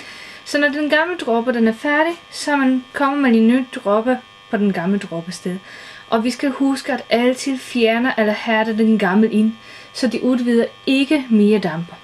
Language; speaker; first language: Danish; non-native, fluent; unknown